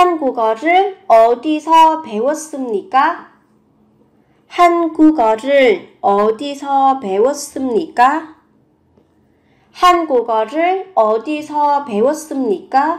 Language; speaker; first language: Korean; non-native, fluent; Vietnamese